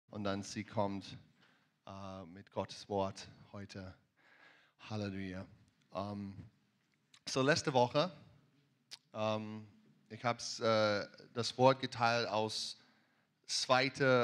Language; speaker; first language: German; non-native, fluent; English